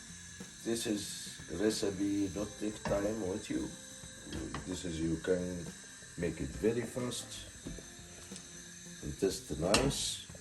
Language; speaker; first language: English; non-native, learner; Arabic